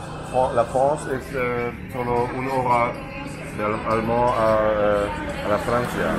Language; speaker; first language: Spanish; non-native, learner; German